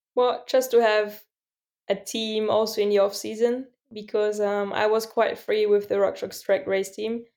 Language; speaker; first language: English; non-native, fluent; German